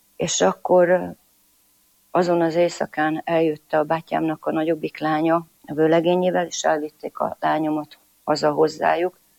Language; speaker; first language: Hungarian; non-native, local second language; Croatian